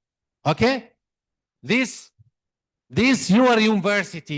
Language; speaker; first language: English; non-native, fluent; Arabic